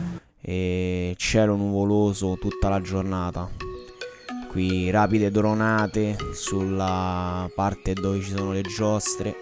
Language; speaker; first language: Italian; native; Italian